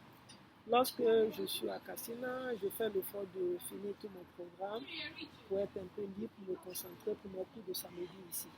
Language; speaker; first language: French; non-native, fluent; Yoruba